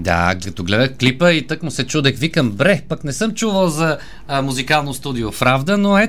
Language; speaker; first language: Bulgarian; native; Bulgarian